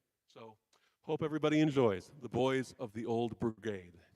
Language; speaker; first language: English; native; English